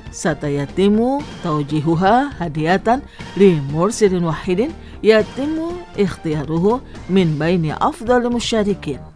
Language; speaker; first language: Arabic; non-native, fluent; Indonesian